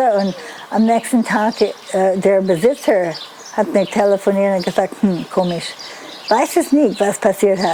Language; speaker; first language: German; non-native, learner; English